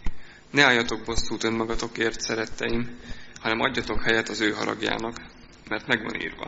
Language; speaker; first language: Hungarian; native; Hungarian